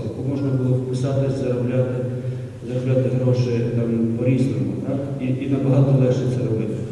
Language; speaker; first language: Ukrainian; native; Ukrainian